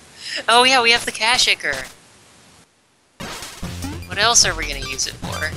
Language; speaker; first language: English; native; English